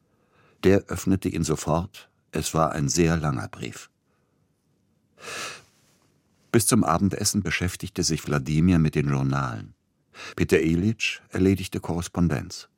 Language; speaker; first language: German; native; German